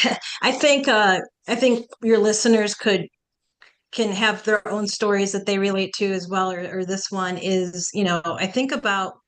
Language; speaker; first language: English; early bilingual, other home language; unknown